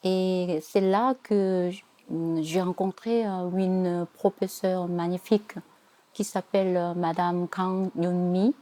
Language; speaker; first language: French; non-native, fluent; Korean